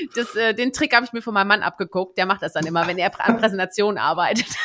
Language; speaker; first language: German; native; German